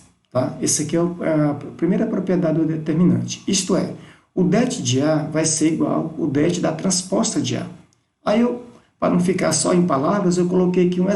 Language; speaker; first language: Portuguese; native; Portuguese